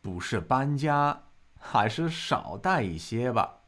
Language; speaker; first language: Chinese; non-native, fluent; English